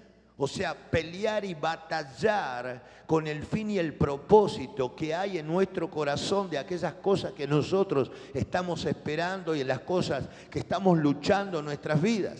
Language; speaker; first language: Spanish; native; Spanish